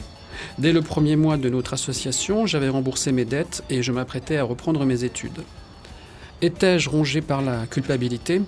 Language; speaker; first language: French; native; French